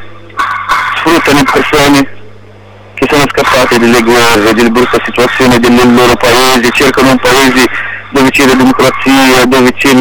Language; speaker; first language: Italian; non-native, local second language; Arabic